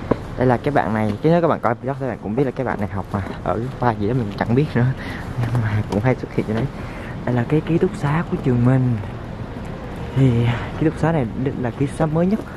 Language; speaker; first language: Vietnamese; native; Vietnamese